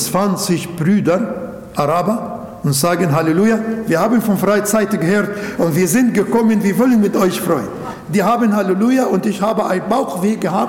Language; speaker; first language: German; non-native, local second language; Arabic